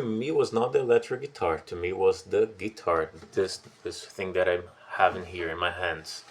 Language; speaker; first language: English; non-native, fluent; Portuguese